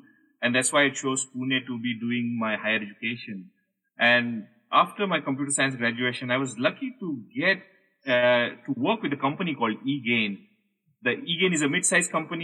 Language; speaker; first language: English; non-native, local second language; Hindi